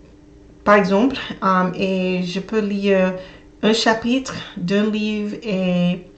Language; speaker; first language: French; non-native, learner; English